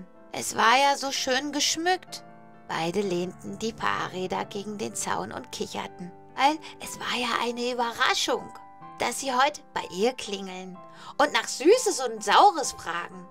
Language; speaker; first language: German; native; German